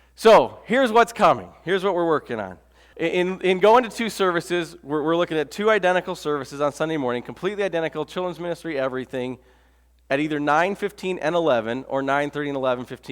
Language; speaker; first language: English; native; English